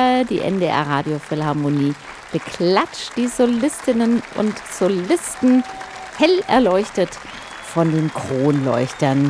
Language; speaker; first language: German; native; German